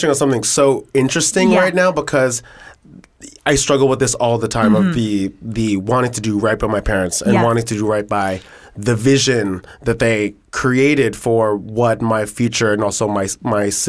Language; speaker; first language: English; native; English